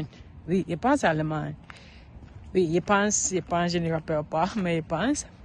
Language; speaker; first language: French; non-native, learner; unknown